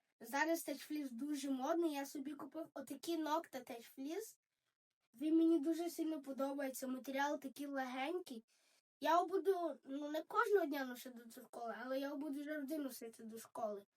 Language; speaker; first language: Ukrainian; early bilingual, heritage; Ukrainian